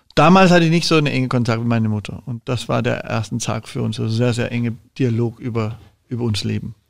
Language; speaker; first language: German; non-native, fluent; Danish